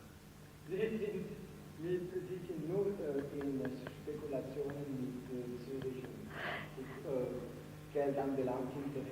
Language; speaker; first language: German; non-native, fluent; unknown